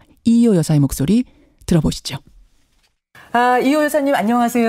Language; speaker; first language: Korean; native; Korean